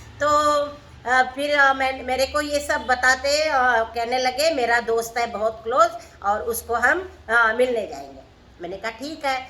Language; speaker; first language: Hindi; non-native, local second language; Marathi